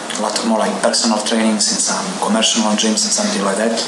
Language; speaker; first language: English; non-native, learner; Serbian